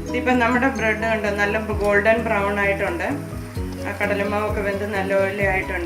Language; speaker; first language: Malayalam; native; Malayalam